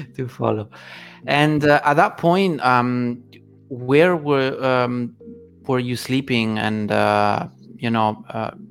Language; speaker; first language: English; non-native, fluent; Italian